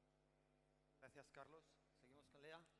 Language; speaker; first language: Spanish; native; Spanish